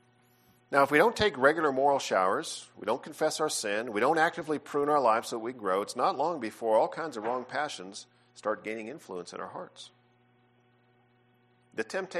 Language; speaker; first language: English; native; English